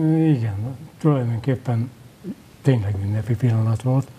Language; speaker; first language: Hungarian; native; Hungarian